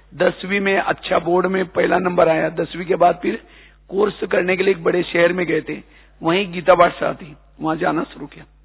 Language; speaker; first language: Hindi; non-native, local second language; Marathi